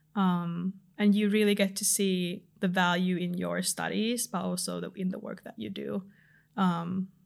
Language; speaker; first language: English; non-native, fluent; Finnish